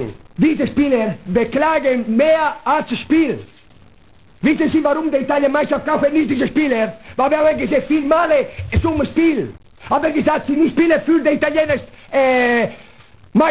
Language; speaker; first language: German; non-native, learner; Italian